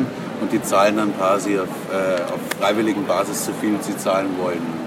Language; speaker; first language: German; native; German